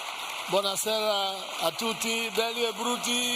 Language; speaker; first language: Italian; non-native, learner; English